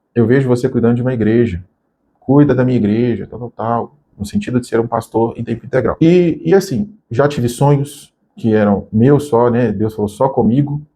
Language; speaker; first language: Portuguese; native; Portuguese